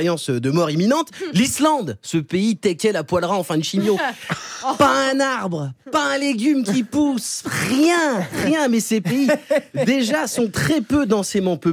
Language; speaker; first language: French; native; French